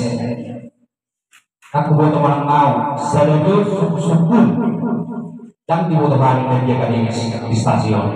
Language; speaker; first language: Indonesian; non-native, local second language; Batak Toba